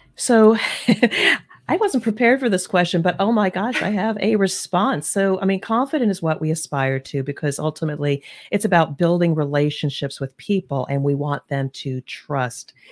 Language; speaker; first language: English; native; English